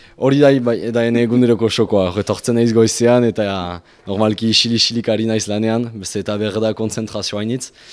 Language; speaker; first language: Basque; native; Basque